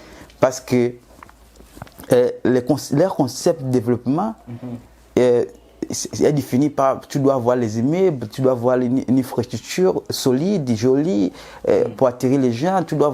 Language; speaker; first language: French; non-native, fluent; Portuguese